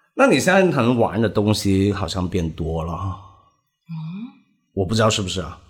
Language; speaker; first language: Chinese; non-native, local second language; Cantonese